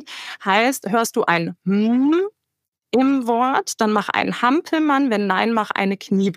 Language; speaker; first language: German; native; German